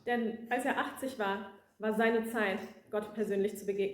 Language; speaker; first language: German; native; German